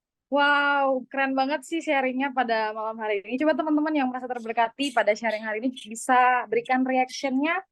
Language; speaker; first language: Indonesian; native; Indonesian